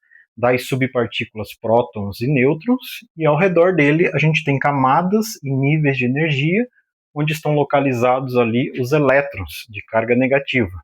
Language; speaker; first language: Portuguese; native; Portuguese